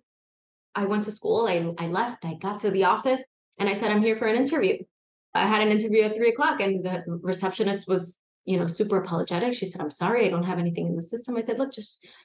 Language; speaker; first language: English; native; English